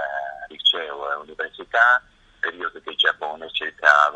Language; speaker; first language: Italian; non-native, fluent; Japanese